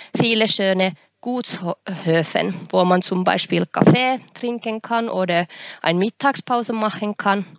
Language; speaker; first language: German; non-native, fluent; Finnish